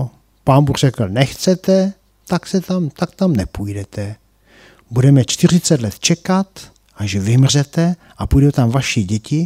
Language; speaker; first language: Czech; native; Czech